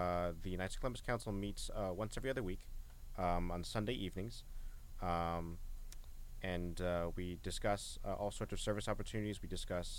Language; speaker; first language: English; native; English